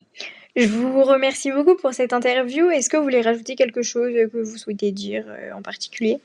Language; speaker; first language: French; native; French